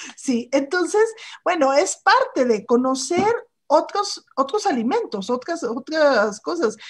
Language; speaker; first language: Spanish; native; Spanish